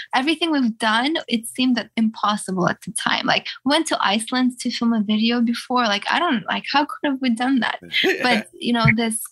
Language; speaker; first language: English; early bilingual, other home language; Russian